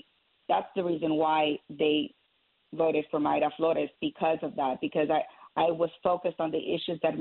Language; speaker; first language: English; native; English